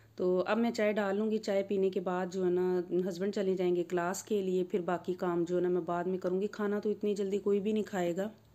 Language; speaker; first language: Urdu; non-native, local second language; Punjabi